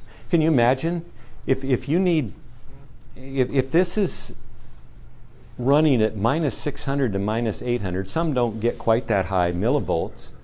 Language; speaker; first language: English; native; English